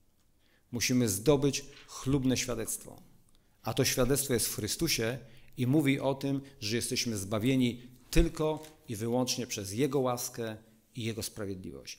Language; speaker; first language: Polish; native; Polish